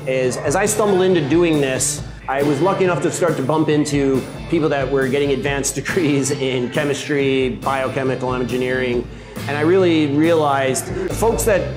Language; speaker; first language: English; native; English